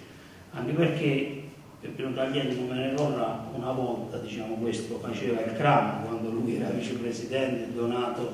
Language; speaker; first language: Italian; native; Italian